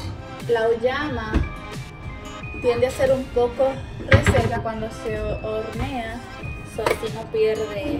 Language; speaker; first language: Spanish; early bilingual, heritage; Spanish